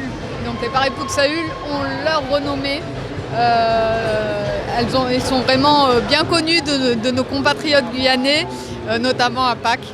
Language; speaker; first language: French; native; French